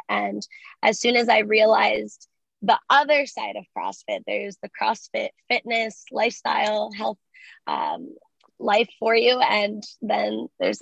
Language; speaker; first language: English; early bilingual, other home language; Spanish